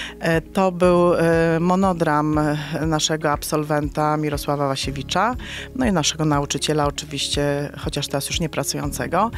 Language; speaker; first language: Polish; native; Polish